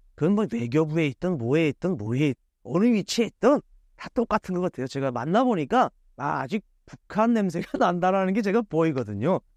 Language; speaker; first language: Korean; native; Korean